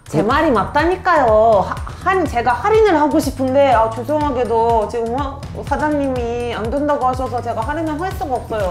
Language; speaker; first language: Korean; non-native, fluent; Turkish